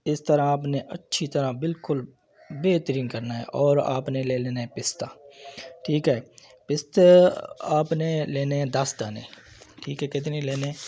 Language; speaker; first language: Urdu; non-native, local second language; Punjabi